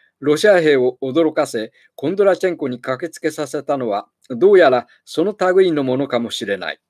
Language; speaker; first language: Japanese; native; Japanese